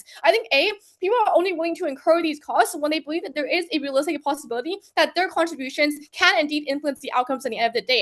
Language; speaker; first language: English; non-native, fluent; Chinese